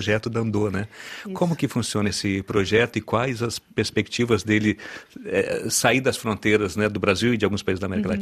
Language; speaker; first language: Portuguese; native; Portuguese